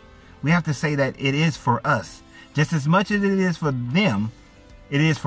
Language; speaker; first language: English; native; English